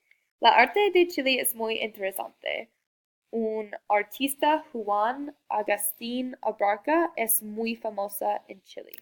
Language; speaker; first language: Spanish; non-native, learner; English